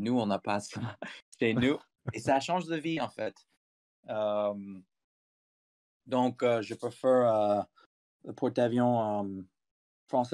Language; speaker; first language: French; non-native, fluent; English